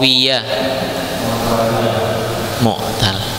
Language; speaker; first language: Arabic; non-native, fluent; Indonesian